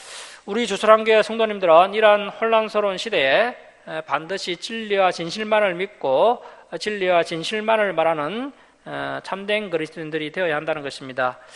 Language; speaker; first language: Korean; native; Korean